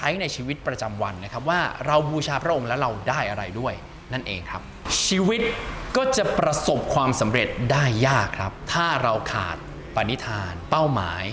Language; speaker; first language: Thai; native; Thai